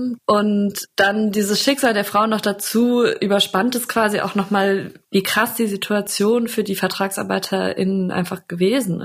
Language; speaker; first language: German; native; German